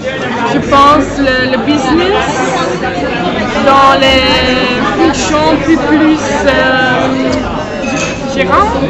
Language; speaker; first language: French; non-native, fluent; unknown